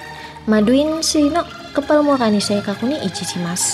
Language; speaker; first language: Japanese; non-native, fluent; Indonesian